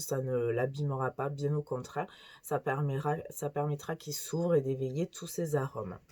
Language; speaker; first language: French; native; French